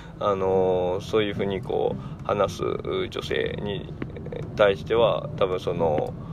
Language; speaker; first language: Japanese; native; Japanese